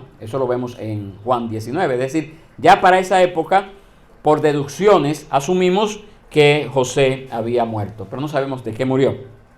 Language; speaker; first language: Spanish; native; Spanish